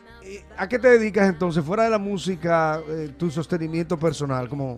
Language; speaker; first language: Spanish; native; Spanish